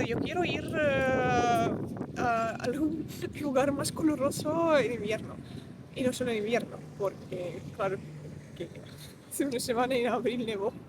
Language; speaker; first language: Spanish; non-native, fluent; Russian